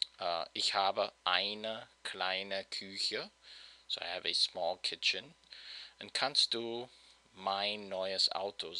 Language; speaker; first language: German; non-native, fluent; English